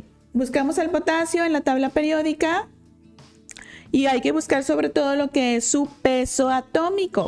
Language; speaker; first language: Spanish; native; Spanish